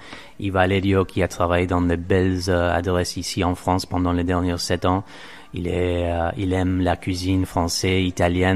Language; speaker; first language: French; non-native, fluent; Spanish